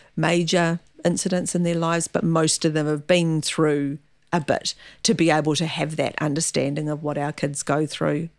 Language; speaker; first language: English; native; English